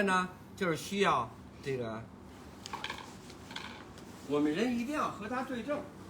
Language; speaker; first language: Chinese; native; Chinese